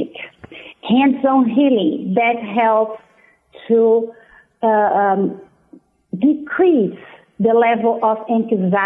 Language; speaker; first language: English; non-native, fluent; Portuguese